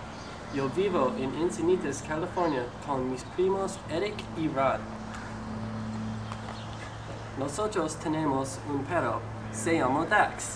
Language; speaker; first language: Spanish; non-native, learner; English